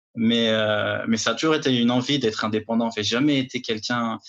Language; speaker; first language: French; native; French